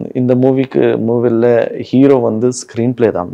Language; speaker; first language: Tamil; non-native, learner; Kannada